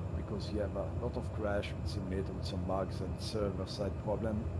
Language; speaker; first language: English; non-native, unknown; Italian